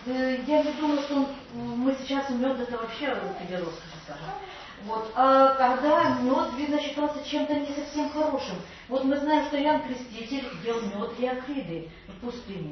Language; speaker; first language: Russian; native; Russian